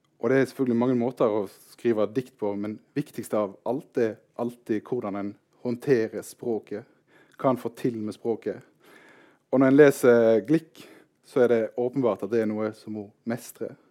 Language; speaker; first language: Norwegian; native; Norwegian